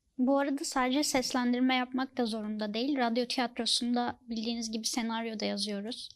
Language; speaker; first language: Turkish; native; Turkish